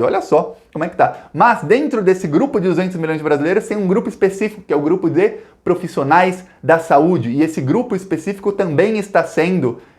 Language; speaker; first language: Portuguese; native; Portuguese